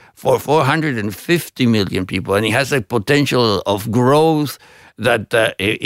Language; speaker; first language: English; non-native, fluent; Spanish